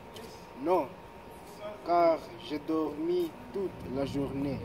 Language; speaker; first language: French; non-native, learner; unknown